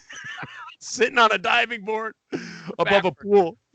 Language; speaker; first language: English; native; English